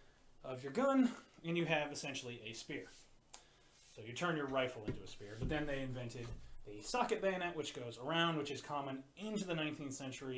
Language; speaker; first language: English; native; English